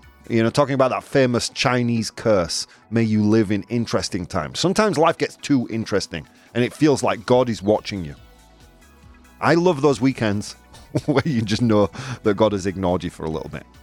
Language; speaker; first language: English; native; English